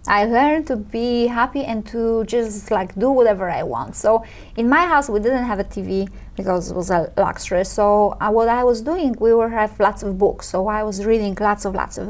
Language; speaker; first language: English; non-native, fluent; Polish